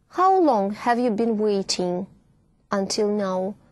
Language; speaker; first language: English; non-native, fluent; Russian